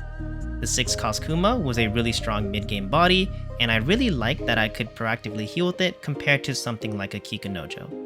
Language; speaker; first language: English; native; English